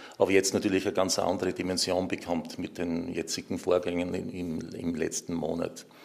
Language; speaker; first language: German; native; German